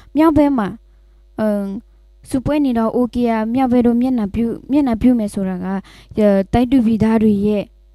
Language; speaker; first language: Burmese; non-native, local second language; S'gaw Karen